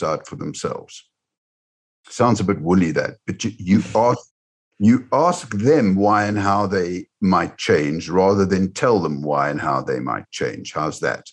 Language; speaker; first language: English; native; English